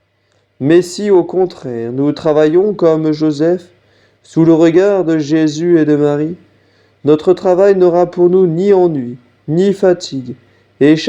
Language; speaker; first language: French; native; French